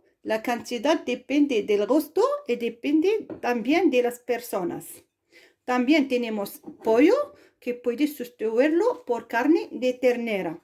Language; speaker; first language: Spanish; non-native, fluent; Arabic